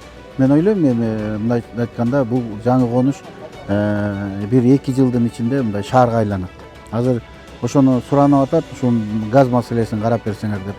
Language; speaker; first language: Kyrgyz; native; Kyrgyz